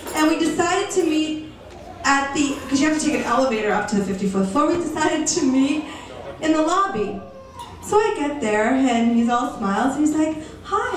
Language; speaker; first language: English; early bilingual, other home language; Greek